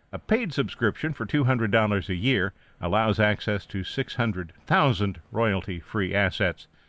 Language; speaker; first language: English; native; English